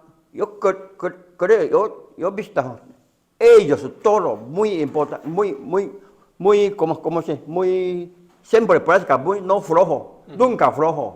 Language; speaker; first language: Spanish; non-native, learner; Chinese